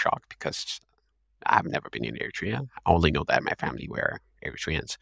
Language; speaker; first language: English; non-native, fluent; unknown